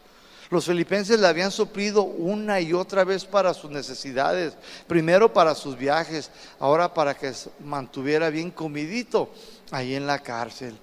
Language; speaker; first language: Spanish; native; Spanish